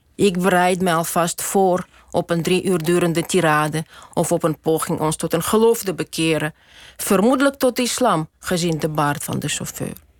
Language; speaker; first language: Dutch; non-native, fluent; Russian